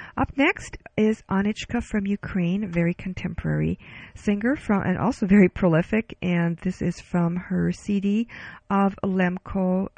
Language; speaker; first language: English; early bilingual, other home language; Ukrainian